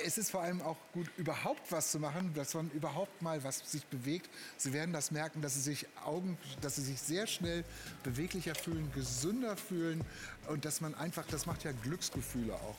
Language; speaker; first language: German; native; German